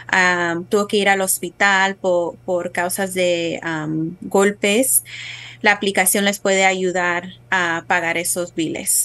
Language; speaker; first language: Spanish; early bilingual, heritage; Spanish